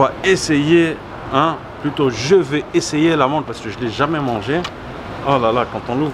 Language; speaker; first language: French; native; French